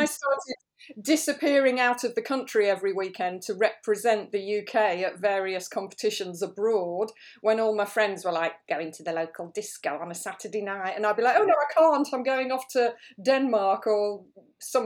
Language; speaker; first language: English; native; English